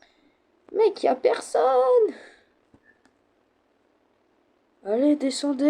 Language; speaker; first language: French; native; French